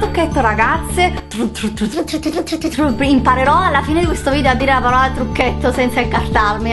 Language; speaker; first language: Italian; native; Italian